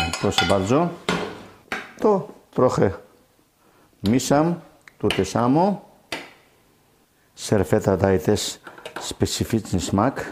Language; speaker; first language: Polish; non-native, learner; Greek